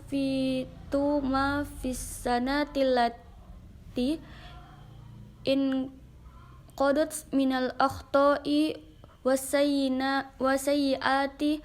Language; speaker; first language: Arabic; non-native, learner; Indonesian